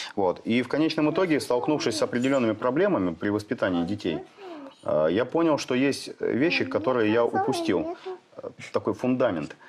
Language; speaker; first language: Russian; native; Russian